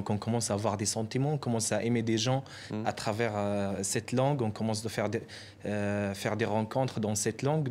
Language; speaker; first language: French; non-native, fluent; Arabic